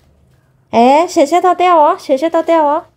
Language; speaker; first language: Chinese; non-native, fluent; Indonesian